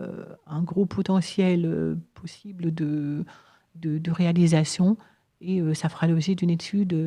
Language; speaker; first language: French; native; French